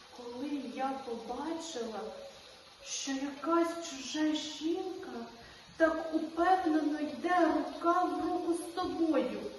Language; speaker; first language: Ukrainian; native; Ukrainian